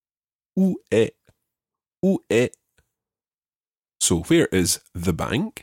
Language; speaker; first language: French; non-native, fluent; English